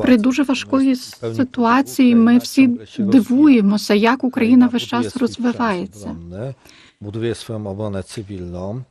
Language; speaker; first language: Ukrainian; non-native, fluent; Polish